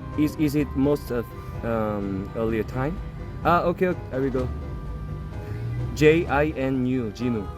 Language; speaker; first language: English; non-native, learner; Korean